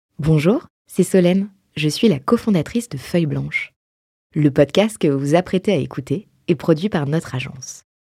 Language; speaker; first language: French; native; French